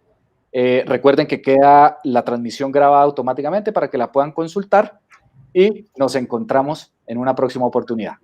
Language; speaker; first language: Spanish; native; Spanish